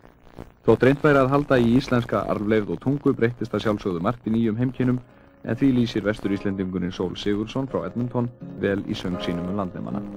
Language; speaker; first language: Icelandic; native; Icelandic